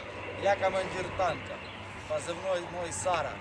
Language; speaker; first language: Russian; native; Russian